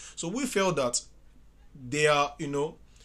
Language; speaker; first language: English; non-native, local second language; Yoruba